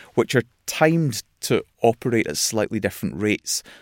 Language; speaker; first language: English; native; English